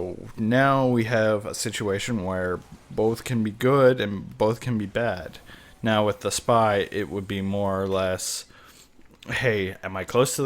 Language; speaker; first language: English; native; English